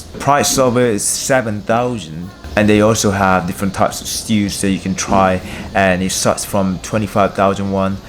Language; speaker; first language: English; non-native, learner; Korean